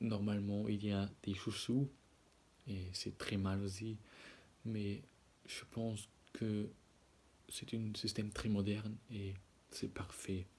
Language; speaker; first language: French; non-native, learner; German